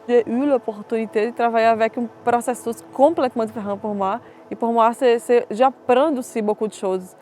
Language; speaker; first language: French; non-native, fluent; Portuguese